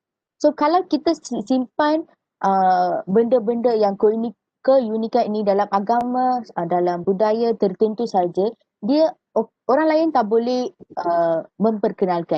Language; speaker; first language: Malay; native; Malay